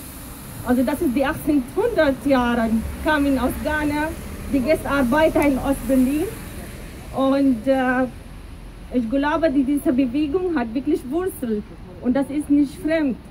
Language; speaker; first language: German; non-native, fluent; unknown